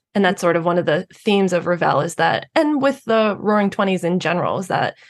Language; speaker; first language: English; native; English